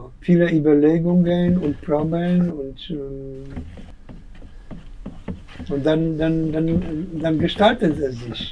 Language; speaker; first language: German; non-native, fluent; Polish